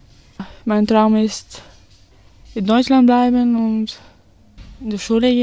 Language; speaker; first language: German; non-native, learner; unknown